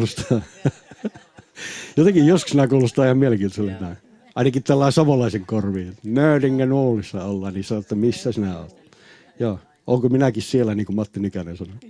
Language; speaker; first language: Finnish; native; Finnish